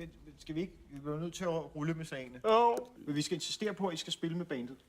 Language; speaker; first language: Danish; native; Danish